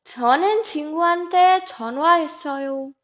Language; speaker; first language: Korean; non-native, fluent; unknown